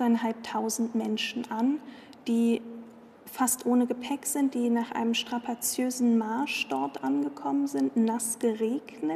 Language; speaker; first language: German; native; German